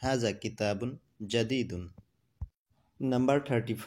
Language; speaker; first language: Arabic; non-native, fluent; Assamese